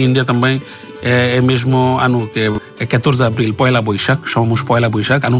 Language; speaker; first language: Portuguese; non-native, learner; Bangla